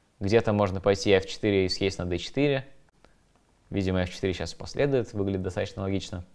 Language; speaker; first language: Russian; native; Russian